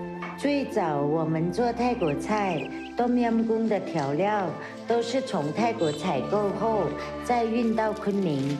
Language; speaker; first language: Chinese; non-native, fluent; Thai